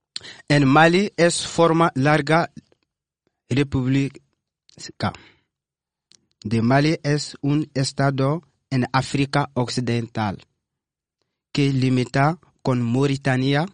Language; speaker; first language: Spanish; non-native, learner; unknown